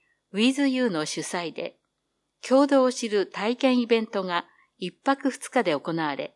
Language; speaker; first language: Japanese; native; Japanese